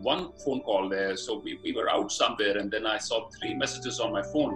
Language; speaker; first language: English; non-native, local second language; Punjabi